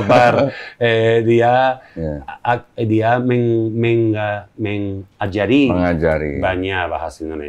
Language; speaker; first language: Indonesian; non-native, learner; Spanish